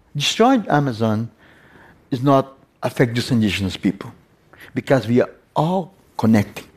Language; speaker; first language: English; non-native, learner; Portuguese